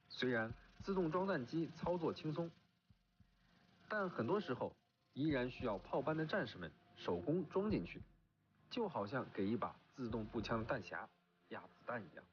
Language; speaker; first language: Chinese; native; Chinese